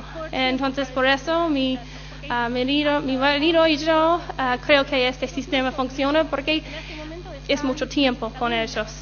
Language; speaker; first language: Spanish; non-native, learner; English